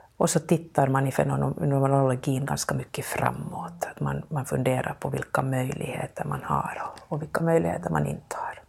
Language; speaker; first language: Swedish; native; Swedish